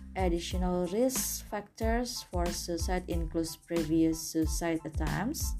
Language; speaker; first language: English; non-native, fluent; Indonesian